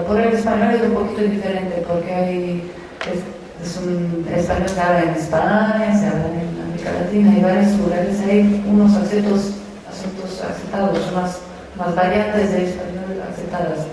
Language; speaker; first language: Spanish; non-native, fluent; Romanian